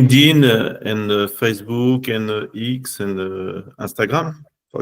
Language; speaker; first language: English; non-native, learner; French